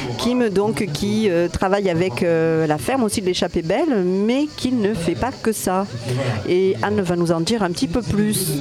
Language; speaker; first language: French; native; French